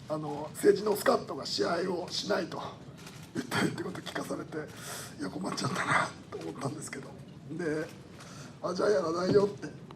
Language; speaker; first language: Japanese; native; Japanese